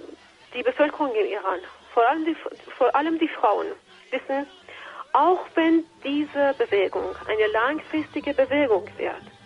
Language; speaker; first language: German; non-native, fluent; Persian